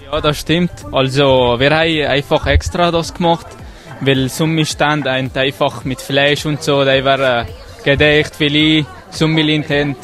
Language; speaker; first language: German; early bilingual, other home language; Arabic